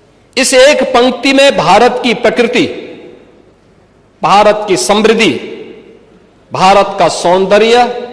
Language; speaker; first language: Hindi; native; Hindi